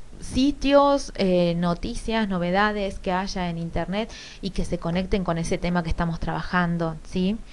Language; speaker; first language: Spanish; native; Spanish